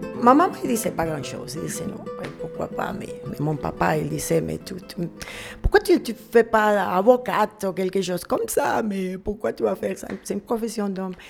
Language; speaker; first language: French; non-native, fluent; Spanish